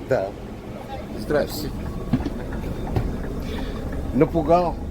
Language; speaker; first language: Russian; non-native, fluent; Urdu